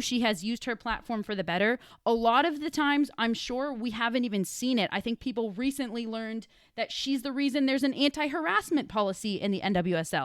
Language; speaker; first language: English; native; English